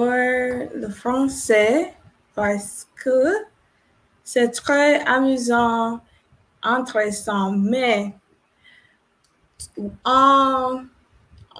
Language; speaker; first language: French; non-native, learner; English